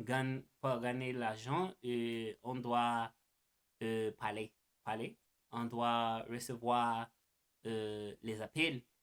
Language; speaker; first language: French; non-native, learner; English